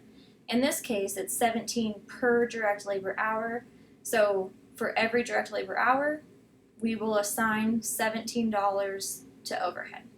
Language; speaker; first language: English; native; English